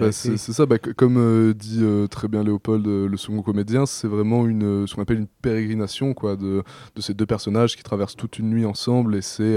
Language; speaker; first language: French; native; French